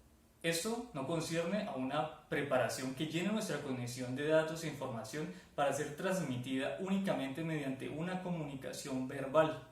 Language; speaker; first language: Spanish; native; Spanish